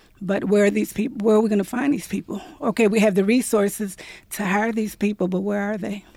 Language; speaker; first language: English; non-native, local second language; Spanish